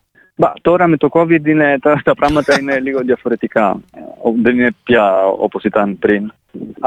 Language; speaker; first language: Greek; non-native, fluent; Italian